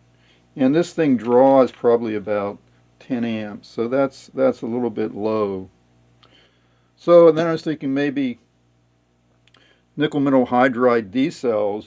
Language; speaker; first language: English; native; English